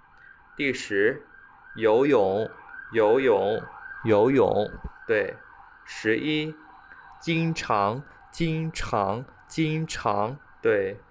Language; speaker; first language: Chinese; non-native, fluent; Khmer